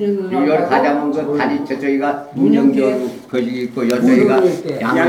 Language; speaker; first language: Korean; native; Korean